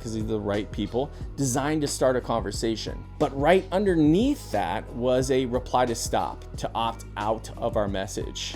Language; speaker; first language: English; native; English